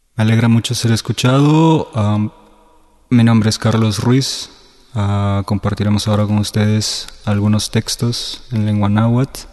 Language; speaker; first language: Spanish; native; Spanish